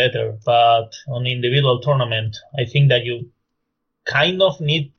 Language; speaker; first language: English; non-native, fluent; Spanish